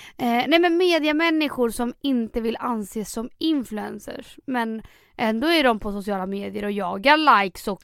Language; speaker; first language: Swedish; early bilingual, other home language; Spanish